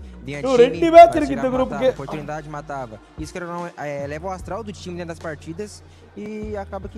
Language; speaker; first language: Portuguese; native; Portuguese